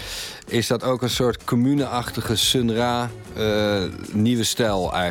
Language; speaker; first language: Dutch; native; Dutch